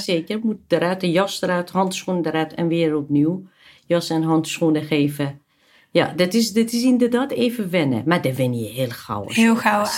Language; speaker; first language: Dutch; non-native, fluent; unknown